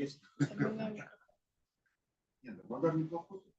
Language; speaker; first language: Russian; native; Russian